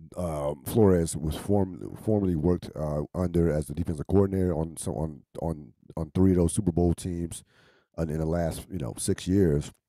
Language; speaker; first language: English; native; English